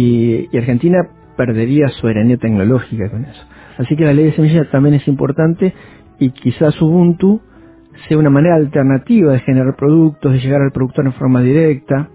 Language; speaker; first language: Spanish; native; Spanish